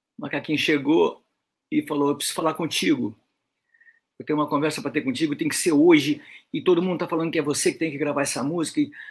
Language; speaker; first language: Portuguese; native; Portuguese